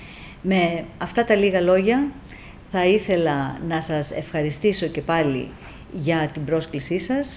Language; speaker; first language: Greek; native; Greek